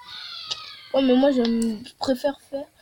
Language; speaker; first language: French; native; French